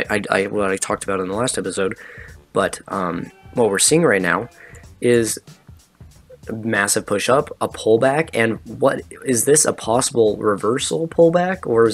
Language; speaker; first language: English; native; English